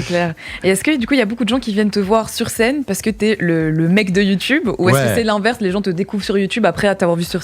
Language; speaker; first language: French; native; French